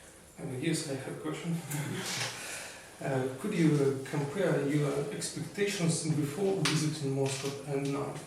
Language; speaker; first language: English; non-native, learner; Russian